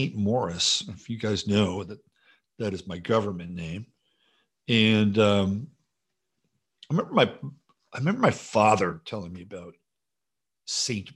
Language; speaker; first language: English; native; English